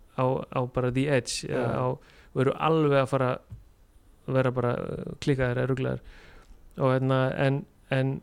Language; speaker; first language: Icelandic; native; Icelandic